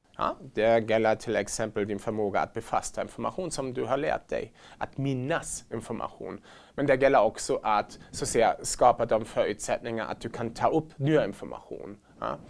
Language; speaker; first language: Swedish; non-native, learner; German